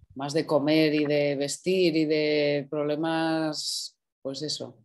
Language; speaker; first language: Spanish; native; Spanish